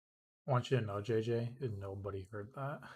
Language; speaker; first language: English; native; English